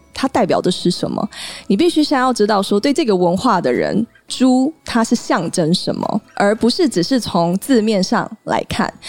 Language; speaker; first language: Chinese; early bilingual, heritage; Chinese